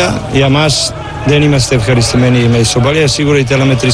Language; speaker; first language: Greek; non-native, learner; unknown